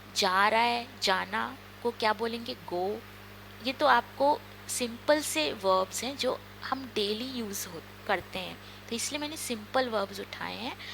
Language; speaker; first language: Hindi; non-native, local second language; Marathi